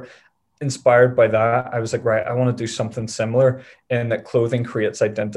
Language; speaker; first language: English; native; English